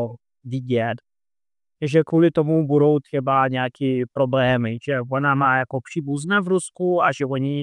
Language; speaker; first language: Czech; non-native, fluent; Russian